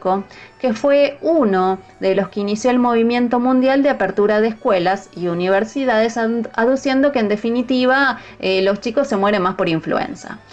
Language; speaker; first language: Spanish; native; Spanish